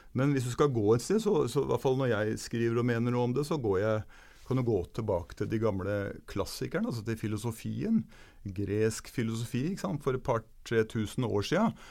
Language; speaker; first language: Norwegian; native; Norwegian